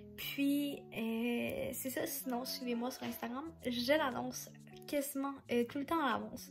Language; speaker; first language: French; native; French